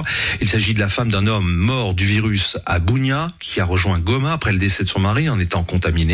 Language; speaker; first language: French; native; French